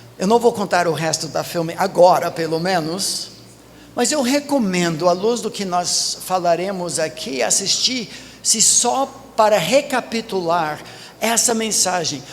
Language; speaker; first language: Portuguese; non-native, fluent; English